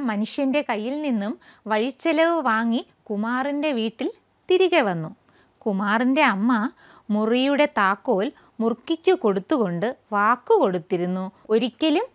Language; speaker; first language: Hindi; non-native, local second language; Malayalam